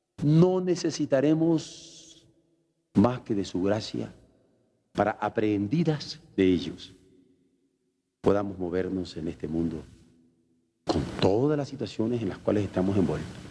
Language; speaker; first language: Spanish; native; Spanish